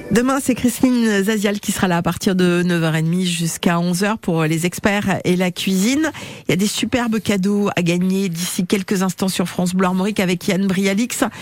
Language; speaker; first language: French; native; French